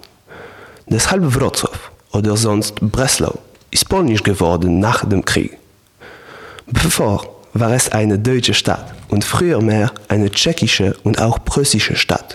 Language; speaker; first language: German; non-native, learner; Polish